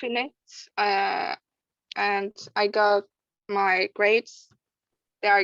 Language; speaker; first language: English; non-native, learner; Turkish